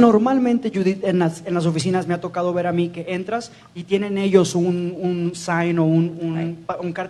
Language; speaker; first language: Spanish; native; Spanish